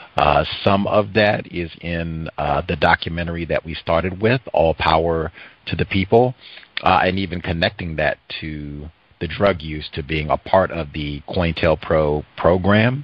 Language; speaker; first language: English; native; English